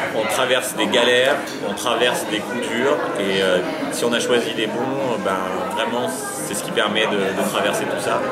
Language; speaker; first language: French; early bilingual, other home language; Arabic